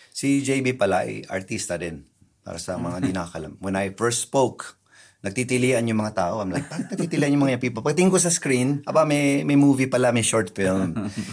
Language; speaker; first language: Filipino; native; Filipino